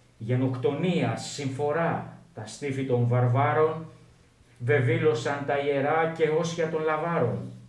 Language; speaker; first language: Greek; native; Greek